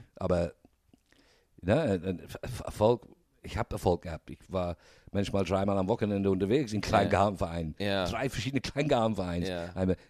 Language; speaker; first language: German; non-native, fluent; English